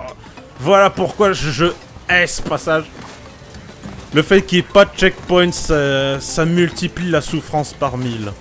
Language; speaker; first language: French; native; French